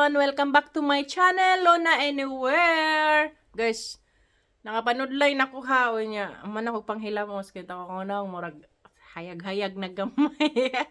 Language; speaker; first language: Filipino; non-native, local second language; Cebuano